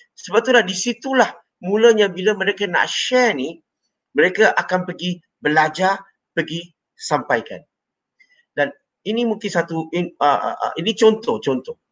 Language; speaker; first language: Malay; non-native, local second language; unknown